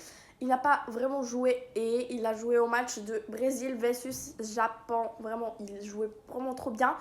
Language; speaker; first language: French; non-native, local second language; Arabic